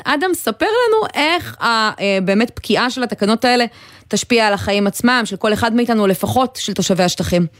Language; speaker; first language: Hebrew; native; Hebrew